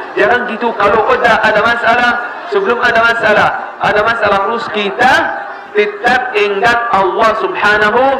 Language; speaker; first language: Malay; non-native, learner; Arabic